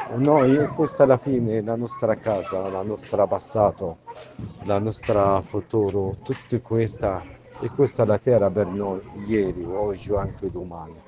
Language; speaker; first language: Italian; non-native, learner; Arabic